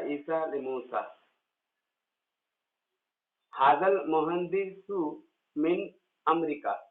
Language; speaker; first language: Arabic; non-native, fluent; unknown